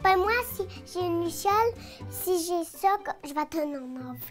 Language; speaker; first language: French; native; French